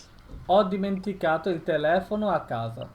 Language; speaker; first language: Italian; non-native, learner; Bangla